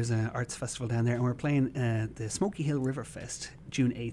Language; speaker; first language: English; native; English